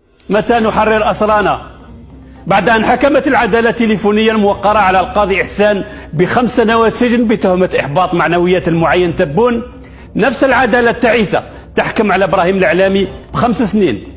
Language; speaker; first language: Arabic; native; Arabic